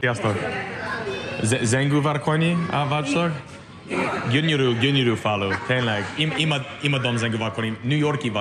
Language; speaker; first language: Hungarian; non-native, learner; English